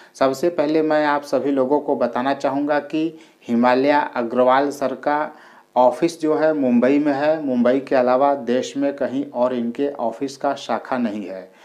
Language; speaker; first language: Hindi; native; Hindi